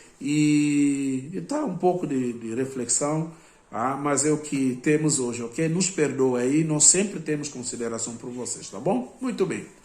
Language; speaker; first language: Portuguese; non-native, local second language; Upper Guinea Crioulo